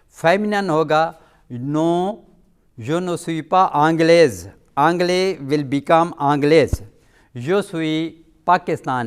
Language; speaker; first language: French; non-native, fluent; Urdu